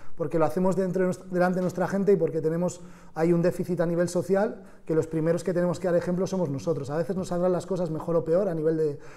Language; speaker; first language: Spanish; native; Spanish